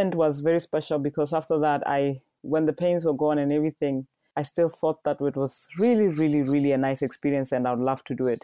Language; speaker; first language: English; non-native, local second language; Tswana